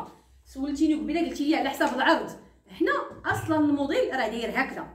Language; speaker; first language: Arabic; native; Arabic